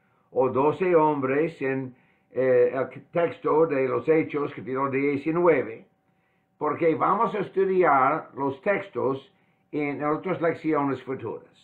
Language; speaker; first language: Spanish; non-native, fluent; English